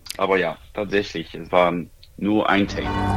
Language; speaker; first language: German; non-native, local second language; French